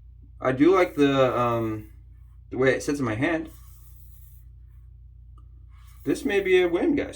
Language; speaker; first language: English; native; English